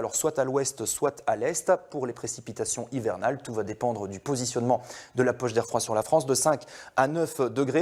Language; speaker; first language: French; native; French